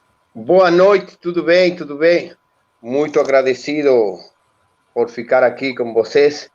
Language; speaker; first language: Portuguese; non-native, learner; Spanish